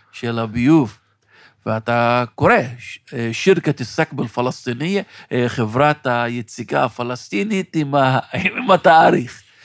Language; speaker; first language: Hebrew; non-native, local second language; Arabic